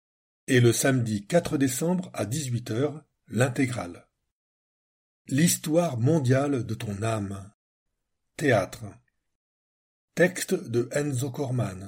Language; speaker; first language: French; native; French